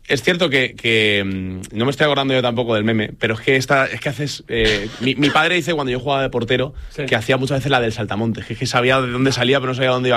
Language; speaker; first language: Spanish; native; Spanish